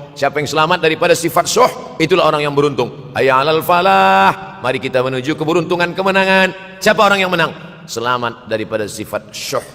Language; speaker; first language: Malay; native; Malay